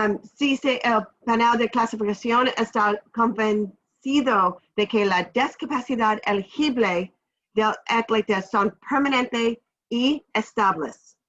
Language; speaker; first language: Spanish; non-native, learner; English